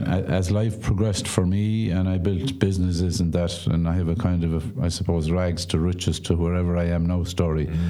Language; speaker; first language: English; non-native, local second language; Irish